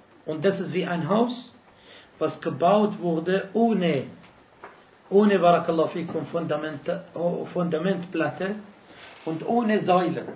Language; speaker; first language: German; non-native, fluent; Arabic